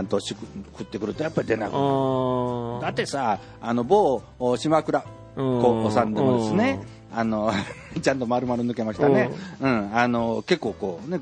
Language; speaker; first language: Japanese; native; Japanese